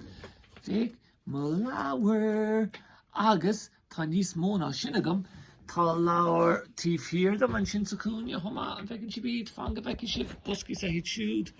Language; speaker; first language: Irish; non-native, local second language; English